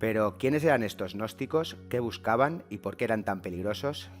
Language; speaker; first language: Spanish; native; Spanish